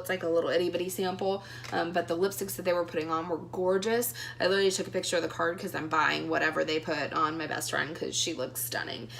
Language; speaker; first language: English; native; English